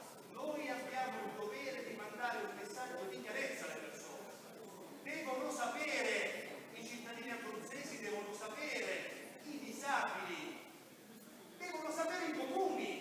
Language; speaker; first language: Italian; native; Italian